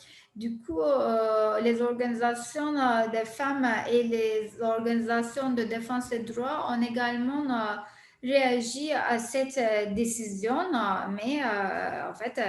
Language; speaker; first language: French; non-native, fluent; Turkish